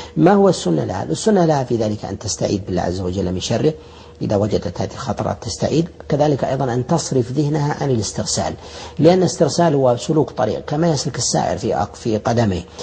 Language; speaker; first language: Arabic; native; Arabic